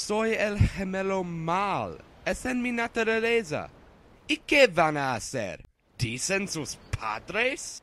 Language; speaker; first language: Spanish; non-native, learner; English